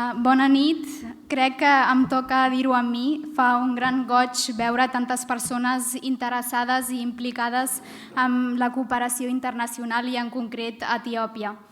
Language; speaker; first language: Catalan; early bilingual, other home language; Amharic